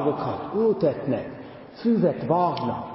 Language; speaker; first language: Hungarian; non-native, fluent; English